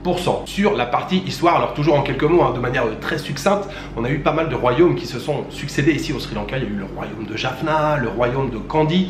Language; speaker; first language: French; native; French